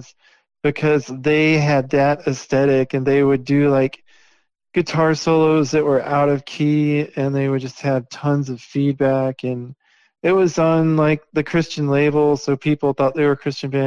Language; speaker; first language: English; native; English